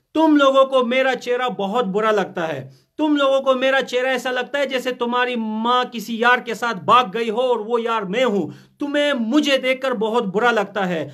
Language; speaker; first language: Hindi; non-native, fluent; Pashto